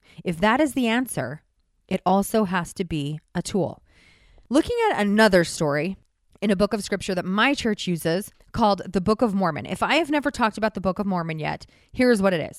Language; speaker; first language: English; native; English